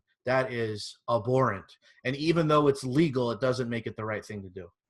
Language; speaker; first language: English; native; English